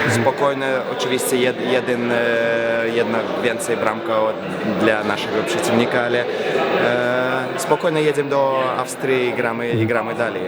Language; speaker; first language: Polish; non-native, learner; Belarusian